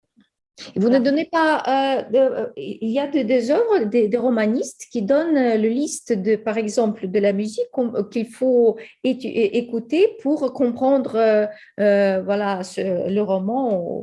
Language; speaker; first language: French; non-native, fluent; Ukrainian